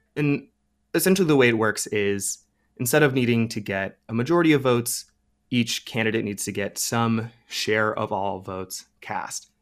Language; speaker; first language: English; native; English